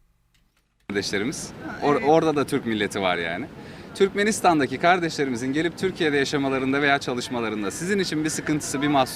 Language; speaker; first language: Turkish; native; Turkish